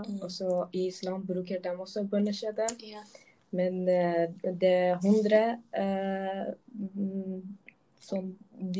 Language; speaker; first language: Norwegian; non-native, local second language; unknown